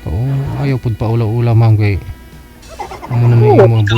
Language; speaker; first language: Filipino; native; Filipino